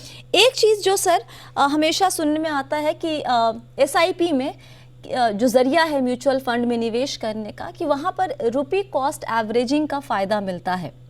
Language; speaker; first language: Hindi; native; Hindi